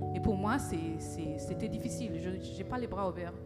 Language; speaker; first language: French; early bilingual, other home language; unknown